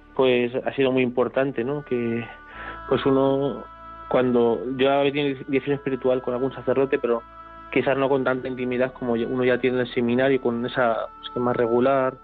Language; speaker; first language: Spanish; native; Spanish